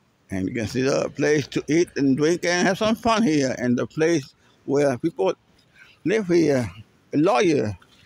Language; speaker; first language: English; non-native, fluent; Spanish